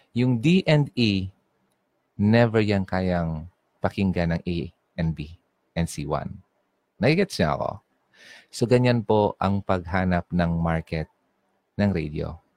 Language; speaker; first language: Filipino; non-native, local second language; Bikol